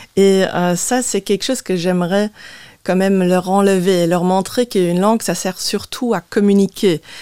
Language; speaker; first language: French; non-native, local second language; Luxembourgish